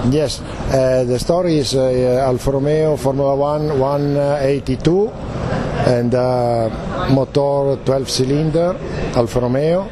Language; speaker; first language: English; non-native, learner; Italian